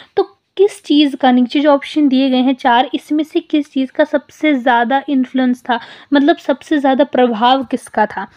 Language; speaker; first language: Hindi; non-native, local second language; Punjabi